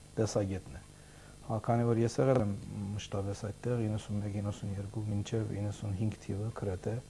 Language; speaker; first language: Armenian; early bilingual, heritage; Armenian